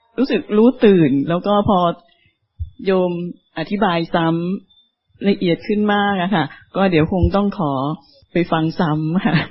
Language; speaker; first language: Thai; native; Thai